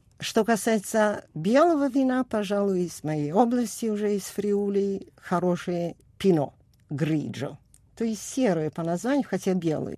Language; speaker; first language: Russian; non-native, fluent; Italian